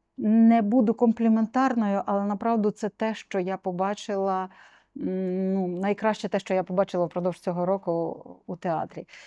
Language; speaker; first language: Ukrainian; native; Ukrainian